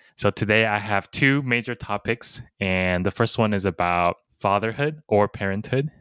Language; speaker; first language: English; early bilingual, other home language; Chinese